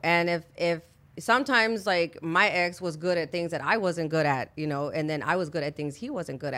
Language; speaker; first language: English; early bilingual, other home language; Spanish